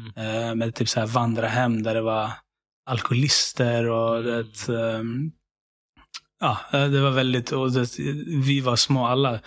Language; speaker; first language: Swedish; early bilingual, other home language; Syriac